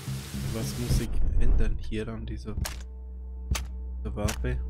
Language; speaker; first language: German; non-native, fluent; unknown